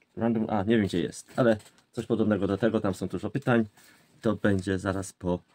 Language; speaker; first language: Polish; non-native, fluent; English